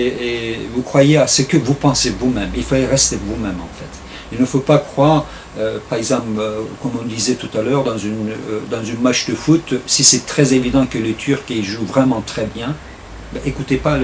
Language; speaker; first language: French; non-native, fluent; Turkish